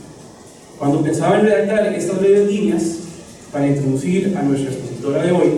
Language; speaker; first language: Spanish; native; Spanish